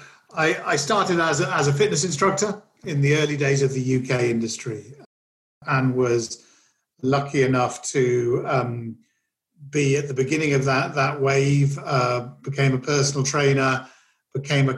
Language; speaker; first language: English; native; English